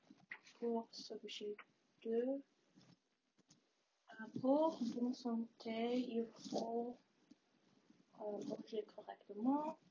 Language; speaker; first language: French; non-native, learner; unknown